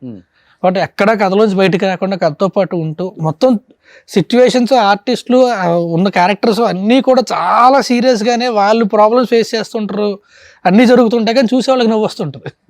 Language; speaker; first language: Telugu; native; Telugu